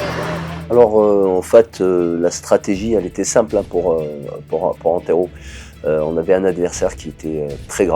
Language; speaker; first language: French; native; French